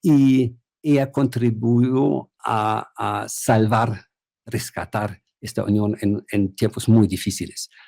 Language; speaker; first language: Spanish; non-native, fluent; German